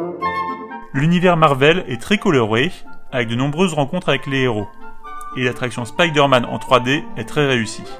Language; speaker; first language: French; native; French